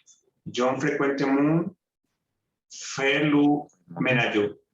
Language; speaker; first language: French; non-native, learner; Spanish